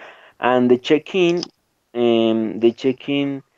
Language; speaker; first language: English; non-native, learner; Spanish